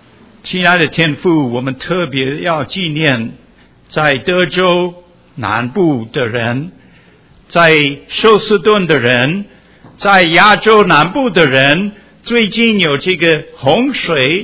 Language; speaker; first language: Chinese; early bilingual, heritage; Chinese